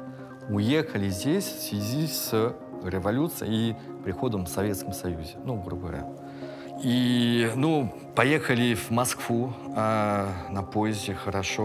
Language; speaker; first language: Russian; early bilingual, heritage; French